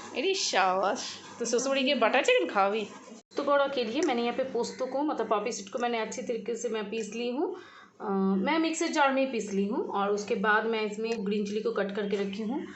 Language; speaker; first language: Hindi; non-native, local second language; Bangla